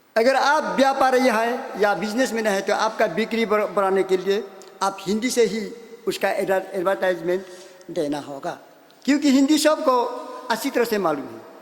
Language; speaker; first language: Hindi; non-native, local second language; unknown